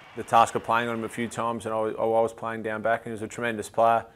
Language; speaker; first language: English; native; English